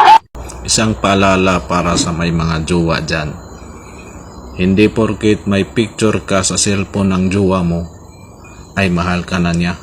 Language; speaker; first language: Filipino; native; Filipino